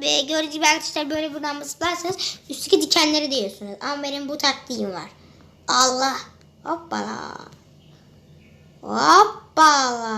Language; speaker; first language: Turkish; native; Turkish